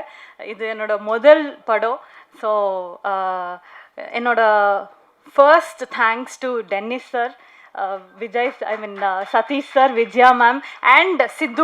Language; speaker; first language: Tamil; non-native, learner; Kannada